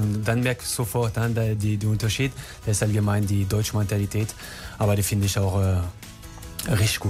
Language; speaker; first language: German; non-native, learner; French